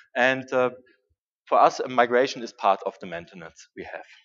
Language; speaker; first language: English; non-native, fluent; German